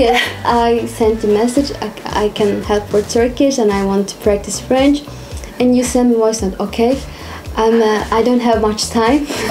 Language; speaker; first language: English; non-native, fluent; Turkish